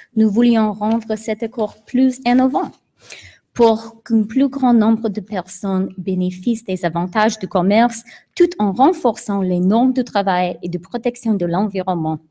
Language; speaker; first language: French; non-native, fluent; English